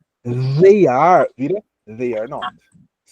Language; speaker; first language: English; non-native, fluent; Portuguese